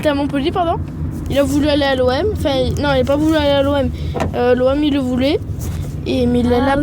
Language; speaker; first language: French; native; French